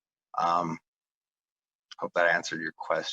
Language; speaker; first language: English; native; English